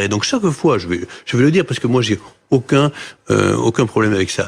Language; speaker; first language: French; native; French